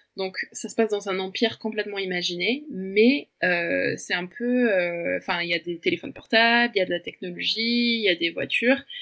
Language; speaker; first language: French; early bilingual, other home language; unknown